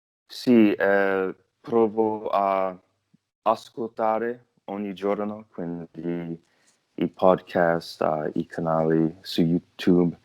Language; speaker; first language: Italian; non-native, learner; English